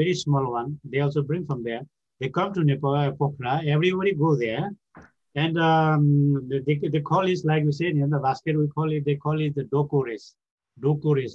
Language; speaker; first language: English; non-native, local second language; Gurung